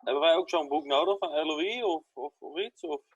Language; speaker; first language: Dutch; native; Dutch